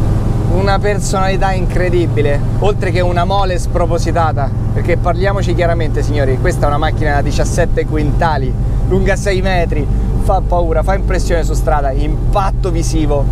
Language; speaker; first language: Italian; native; Italian